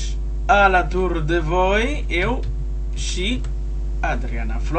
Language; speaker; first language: Romanian; non-native, learner; Portuguese